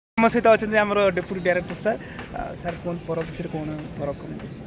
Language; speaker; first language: Odia; native; Odia